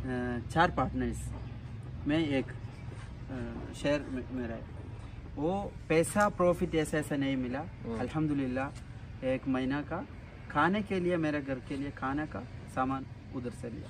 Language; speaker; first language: Hindi; non-native, local second language; Malayalam